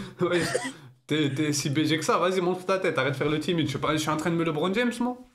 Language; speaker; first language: French; native; French